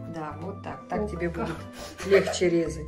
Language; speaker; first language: Russian; native; Russian